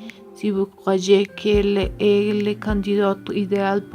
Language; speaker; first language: French; non-native, learner; Spanish